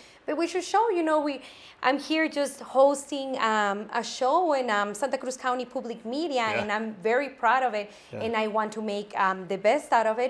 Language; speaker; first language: English; non-native, fluent; Spanish